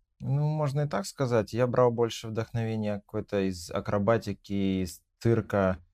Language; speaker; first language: Russian; native; Russian